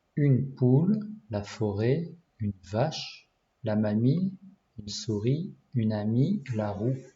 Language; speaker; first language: French; non-native, learner; Japanese